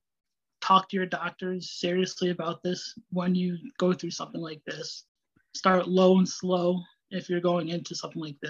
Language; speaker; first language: English; native; English